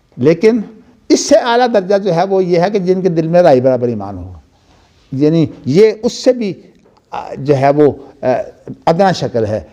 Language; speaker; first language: Urdu; non-native, local second language; Punjabi